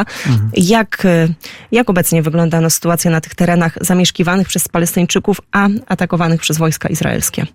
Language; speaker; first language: Polish; native; Polish